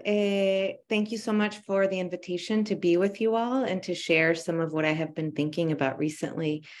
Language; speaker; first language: English; early bilingual, other home language; Spanish